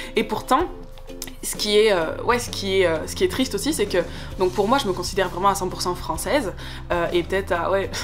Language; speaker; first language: French; native; French